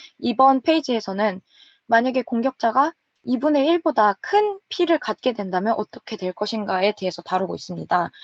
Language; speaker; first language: Korean; native; Korean